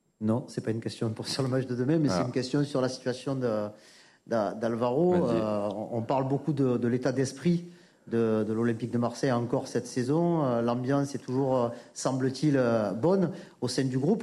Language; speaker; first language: French; native; French